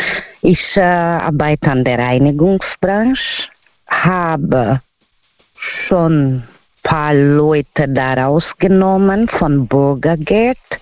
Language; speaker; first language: German; non-native, learner; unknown